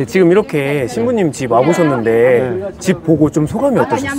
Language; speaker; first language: Korean; native; Korean